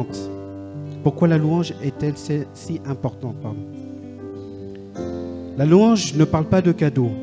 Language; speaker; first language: French; native; French